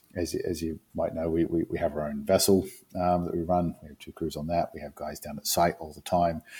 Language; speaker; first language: English; native; English